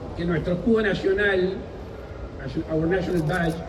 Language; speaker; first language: Spanish; native; Spanish